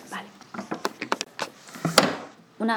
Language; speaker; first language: Spanish; non-native, learner; Chinese